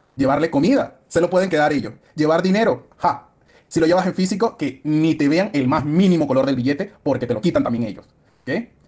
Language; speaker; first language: Spanish; native; Spanish